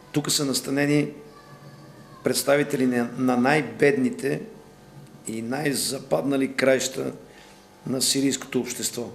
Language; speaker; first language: Bulgarian; native; Bulgarian